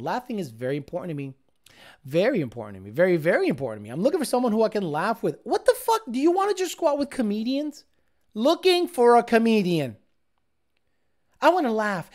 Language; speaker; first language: English; native; English